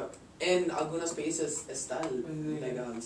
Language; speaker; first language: Spanish; non-native, learner; English